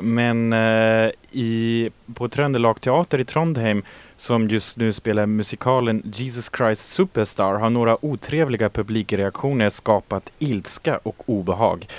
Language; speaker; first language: Swedish; native; Swedish